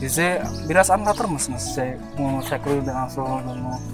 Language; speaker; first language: Turkish; non-native, learner; Indonesian